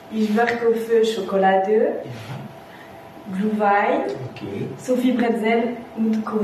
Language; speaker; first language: German; non-native, learner; French